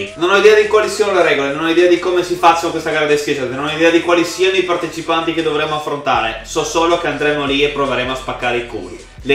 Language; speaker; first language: Italian; native; Italian